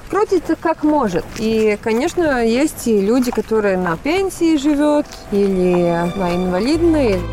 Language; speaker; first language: Russian; non-native, local second language; Latvian